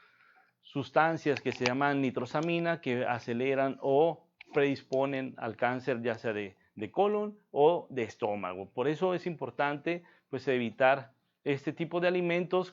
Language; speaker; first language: Spanish; native; Spanish